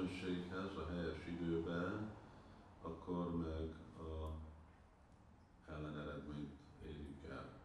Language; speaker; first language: Hungarian; early bilingual, heritage; Hungarian